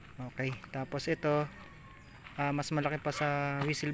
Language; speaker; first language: Filipino; native; Filipino